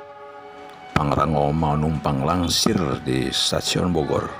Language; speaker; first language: Indonesian; native; Indonesian